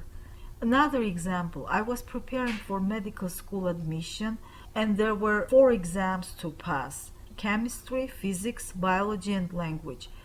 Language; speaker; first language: English; non-native, fluent; Armenian